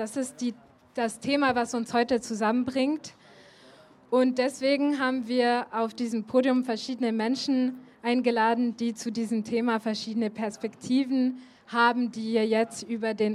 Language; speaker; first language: German; native; German